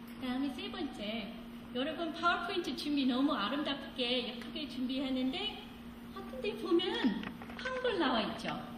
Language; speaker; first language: Korean; non-native, fluent; English